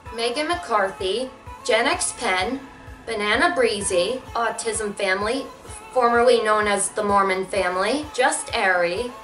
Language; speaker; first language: English; native; English